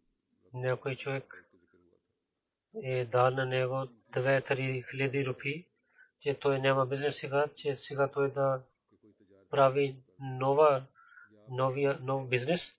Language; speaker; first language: Bulgarian; non-native, learner; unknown